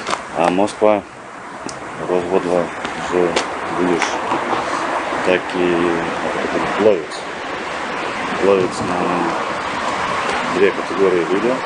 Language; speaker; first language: Slovak; non-native, learner; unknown